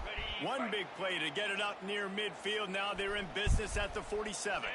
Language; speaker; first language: English; native; English